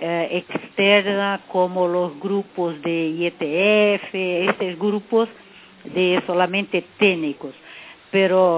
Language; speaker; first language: Spanish; non-native, fluent; Portuguese